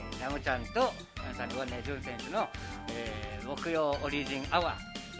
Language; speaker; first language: Japanese; native; Japanese